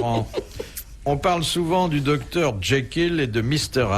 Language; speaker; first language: French; native; French